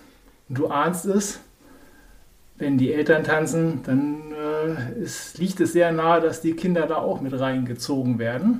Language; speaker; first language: German; native; German